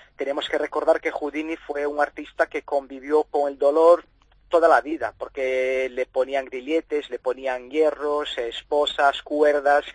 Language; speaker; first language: Spanish; early bilingual, heritage; Spanish